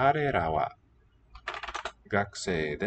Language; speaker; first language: Japanese; non-native, learner; English